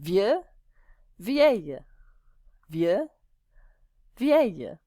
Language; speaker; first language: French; non-native, fluent; English